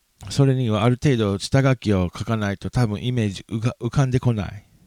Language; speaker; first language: Japanese; non-native, fluent; English